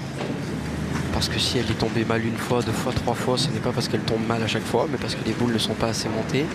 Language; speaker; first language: French; native; French